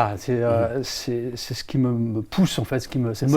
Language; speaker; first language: French; native; French